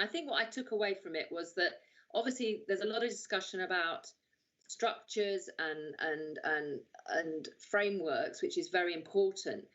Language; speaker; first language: English; native; English